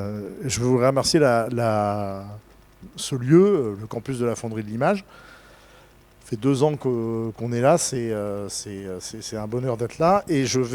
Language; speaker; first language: French; native; French